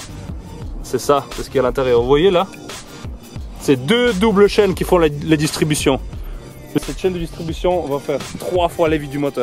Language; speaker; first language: French; native; French